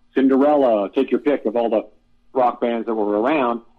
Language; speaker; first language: English; native; English